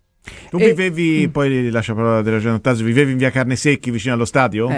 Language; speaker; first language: Italian; native; Italian